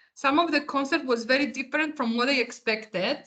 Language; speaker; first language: English; non-native, fluent; Greek